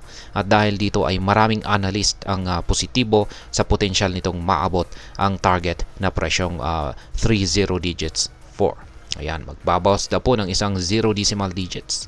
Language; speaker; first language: Filipino; native; Filipino